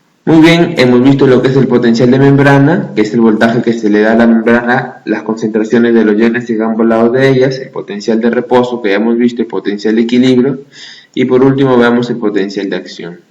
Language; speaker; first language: Spanish; native; Spanish